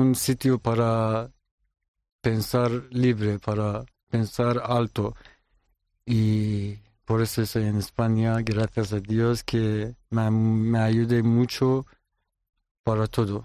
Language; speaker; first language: Spanish; non-native, learner; Persian